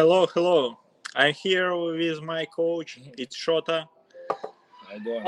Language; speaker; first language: English; non-native, learner; Russian